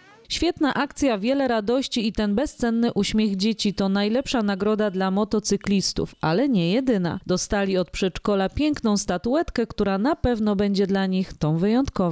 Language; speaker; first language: Polish; native; Polish